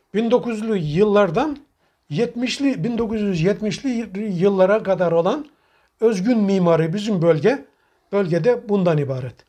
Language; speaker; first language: Turkish; native; Turkish